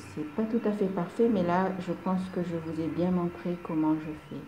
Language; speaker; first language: French; non-native, local second language; Malagasy